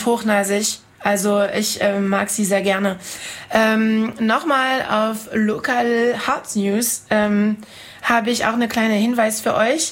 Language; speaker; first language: German; non-native, fluent; French